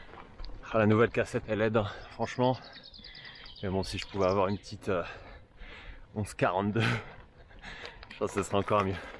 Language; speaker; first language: French; native; French